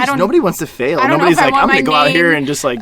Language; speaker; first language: English; native; English